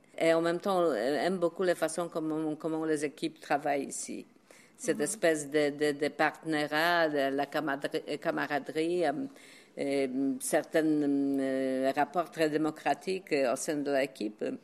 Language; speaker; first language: French; non-native, fluent; Polish